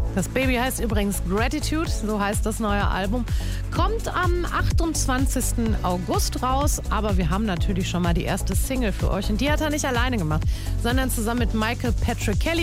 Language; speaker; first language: German; native; German